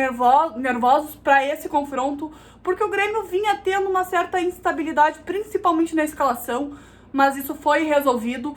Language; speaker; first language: Portuguese; native; Portuguese